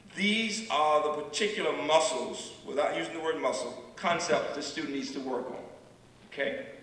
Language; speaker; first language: English; native; English